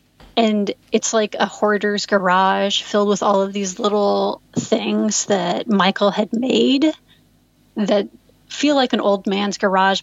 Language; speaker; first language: English; native; English